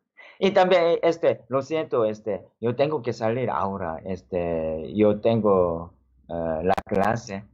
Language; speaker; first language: Spanish; non-native, learner; Korean